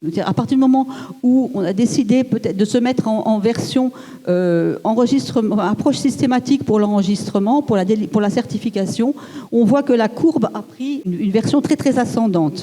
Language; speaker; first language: French; native; French